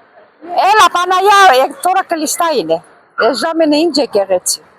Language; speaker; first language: Greek; non-native, learner; Armenian